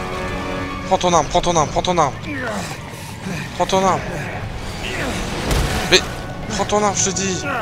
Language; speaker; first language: French; native; French